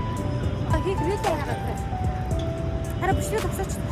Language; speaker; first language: Mongolian; native; Mongolian